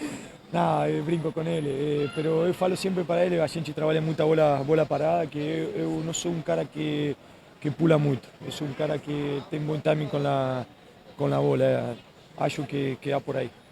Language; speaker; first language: Portuguese; non-native, fluent; Spanish